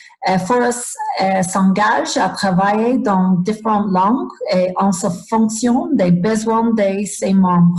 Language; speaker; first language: French; non-native, fluent; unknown